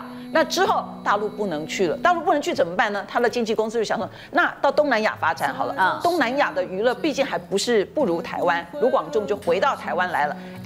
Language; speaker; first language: Chinese; native; Chinese